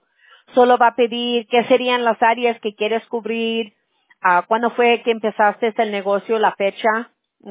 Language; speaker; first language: Spanish; early bilingual, heritage; Spanish